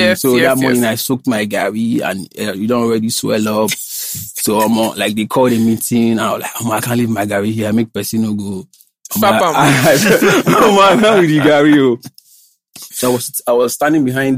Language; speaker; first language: English; non-native, local second language; Igbo